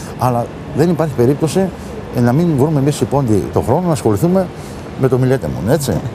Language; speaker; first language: Greek; early bilingual, heritage; Greek